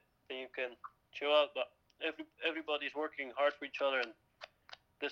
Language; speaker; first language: English; non-native, fluent; Dutch